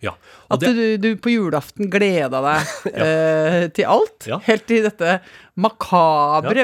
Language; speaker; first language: Norwegian; native; Norwegian